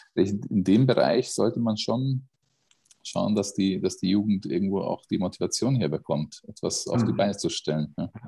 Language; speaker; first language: German; non-native, fluent; Hungarian